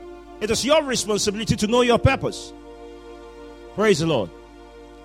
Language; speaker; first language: English; non-native, local second language; Akan